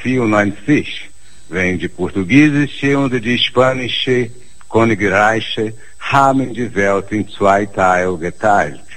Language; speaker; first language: German; non-native, fluent; Portuguese